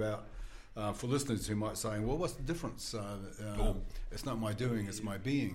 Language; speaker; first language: English; native; English